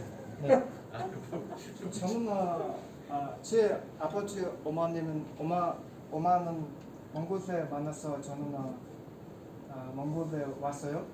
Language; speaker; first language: Korean; non-native, learner; Mongolian